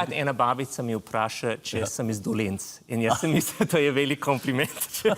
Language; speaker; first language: Slovenian; non-native, fluent; English